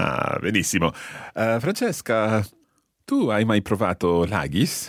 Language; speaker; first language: Italian; non-native, fluent; English